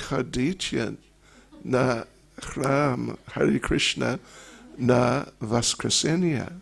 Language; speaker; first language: Russian; non-native, learner; English